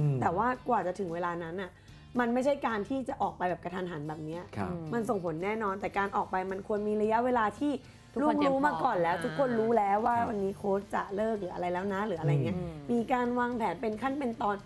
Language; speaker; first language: Thai; native; Thai